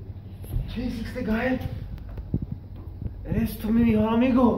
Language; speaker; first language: Spanish; non-native, learner; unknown